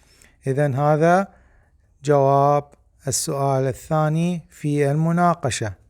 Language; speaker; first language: Arabic; native; Arabic